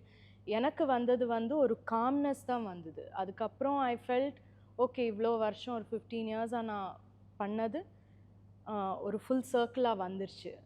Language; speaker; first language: Tamil; non-native, fluent; Malayalam